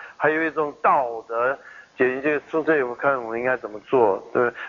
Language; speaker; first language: Chinese; non-native, fluent; English